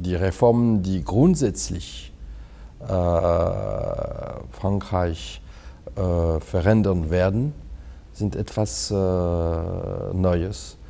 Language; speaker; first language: German; non-native, fluent; French